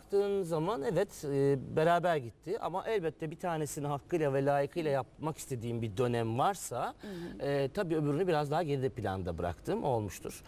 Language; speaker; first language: Turkish; native; Turkish